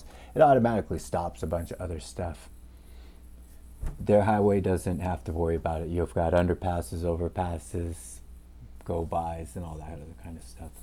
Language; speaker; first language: English; native; English